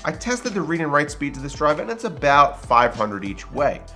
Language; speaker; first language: English; native; English